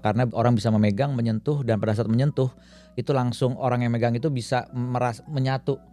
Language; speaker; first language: Indonesian; native; Indonesian